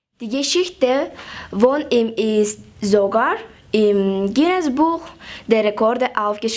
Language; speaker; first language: German; non-native, learner; Kyrgyz